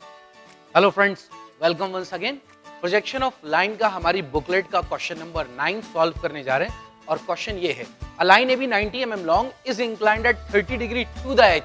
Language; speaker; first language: Hindi; native; Hindi